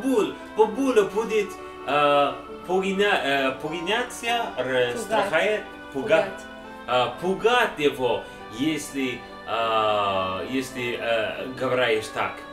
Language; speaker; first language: Russian; non-native, learner; English